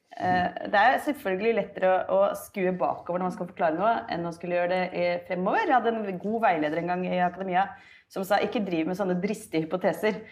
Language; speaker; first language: Norwegian; native; Norwegian